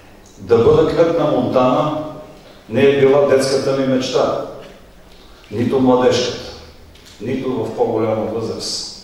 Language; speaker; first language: Bulgarian; native; Bulgarian